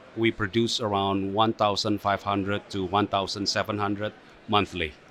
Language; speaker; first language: English; non-native, fluent; Indonesian